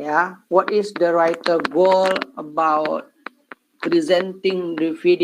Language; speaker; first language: English; non-native, learner; Indonesian